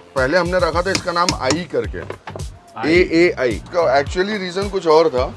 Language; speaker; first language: Hindi; non-native, local second language; Telugu